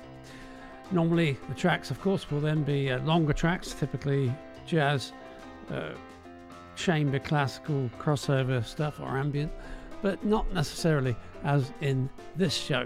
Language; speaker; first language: English; native; English